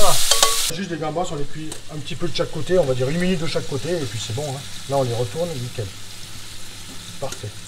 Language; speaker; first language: French; native; French